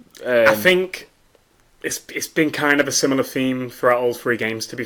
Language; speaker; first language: English; native; English